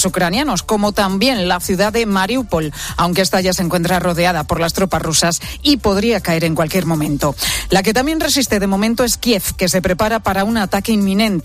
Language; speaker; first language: Spanish; native; Spanish